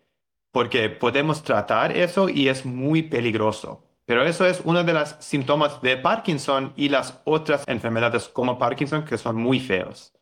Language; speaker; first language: Spanish; non-native, learner; English